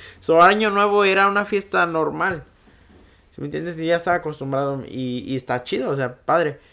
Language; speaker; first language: Spanish; native; Spanish